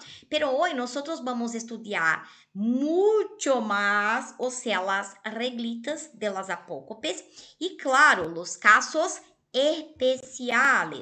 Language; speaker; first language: Spanish; non-native, fluent; Portuguese